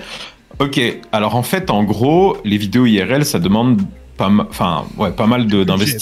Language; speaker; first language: French; native; French